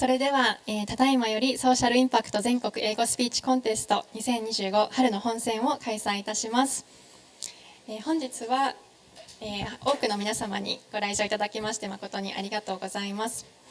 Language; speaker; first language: Japanese; native; Japanese